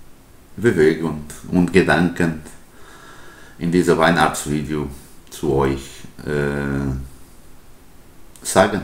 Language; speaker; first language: German; non-native, learner; Portuguese